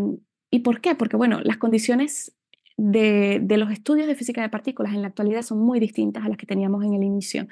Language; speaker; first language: Spanish; native; Spanish